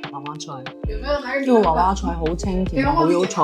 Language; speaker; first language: Chinese; non-native, local second language; Hakka Chinese